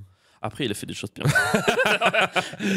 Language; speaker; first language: French; native; French